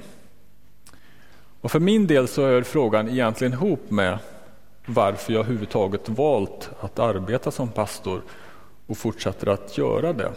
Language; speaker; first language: Swedish; native; Swedish